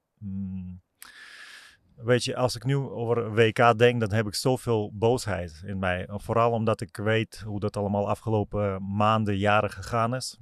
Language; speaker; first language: Dutch; non-native, fluent; Russian